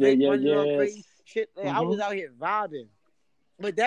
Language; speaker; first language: English; native; English